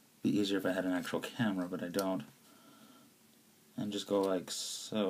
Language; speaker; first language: English; native; English